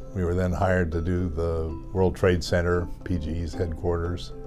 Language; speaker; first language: English; native; English